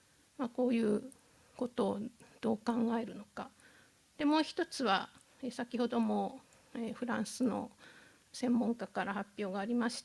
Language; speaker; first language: Japanese; native; Japanese